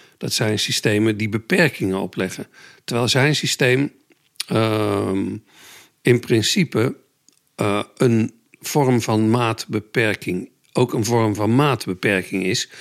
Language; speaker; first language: Dutch; native; Dutch